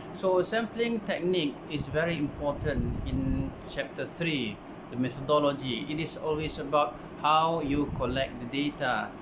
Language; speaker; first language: English; non-native, local second language; Malay